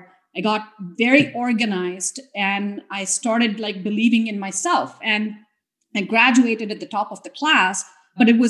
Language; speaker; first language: English; non-native, local second language; Tamil